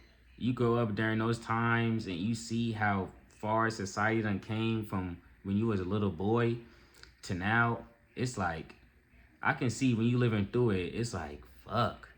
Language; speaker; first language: English; native; English